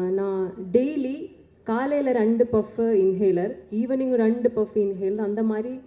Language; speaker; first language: Tamil; non-native, learner; Malayalam